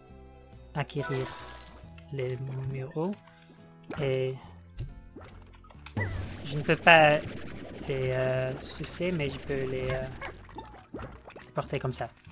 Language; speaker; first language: French; non-native, learner; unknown